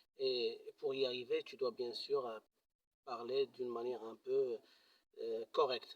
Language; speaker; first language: French; non-native, local second language; Arabic